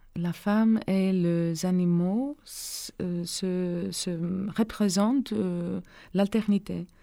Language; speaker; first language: French; non-native, learner; Greek